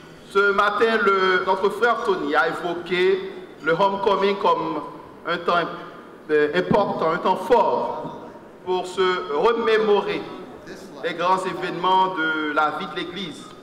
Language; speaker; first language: French; native; French